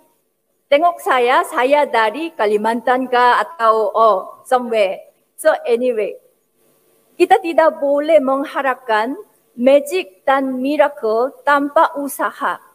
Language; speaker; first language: Indonesian; non-native, fluent; Korean